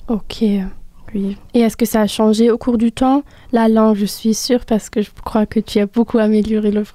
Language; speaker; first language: French; non-native, fluent; German